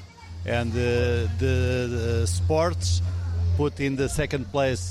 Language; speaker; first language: English; non-native, learner; Portuguese